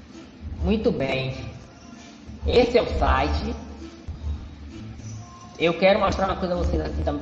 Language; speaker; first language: Portuguese; native; Portuguese